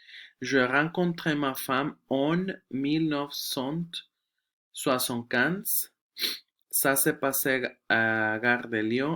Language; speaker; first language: French; non-native, fluent; Spanish